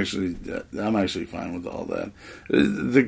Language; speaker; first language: English; native; English